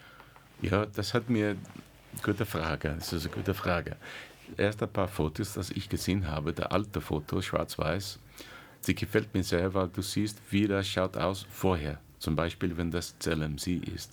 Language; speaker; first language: German; non-native, learner; English